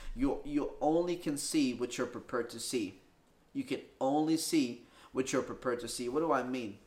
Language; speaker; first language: English; early bilingual, other home language; Spanish